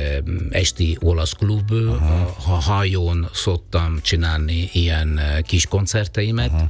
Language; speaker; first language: Hungarian; non-native, fluent; Italian